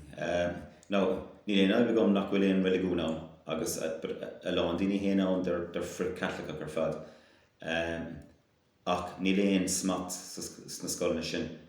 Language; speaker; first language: Irish; non-native, local second language; English